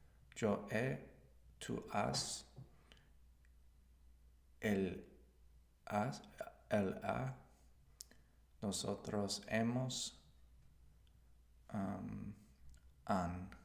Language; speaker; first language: Spanish; non-native, learner; English